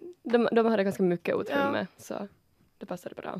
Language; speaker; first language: Swedish; non-native, local second language; Finnish